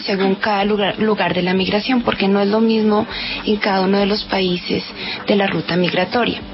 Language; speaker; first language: Spanish; native; Spanish